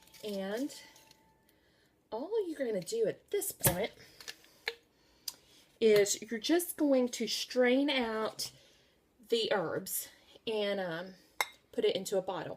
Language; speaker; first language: English; native; English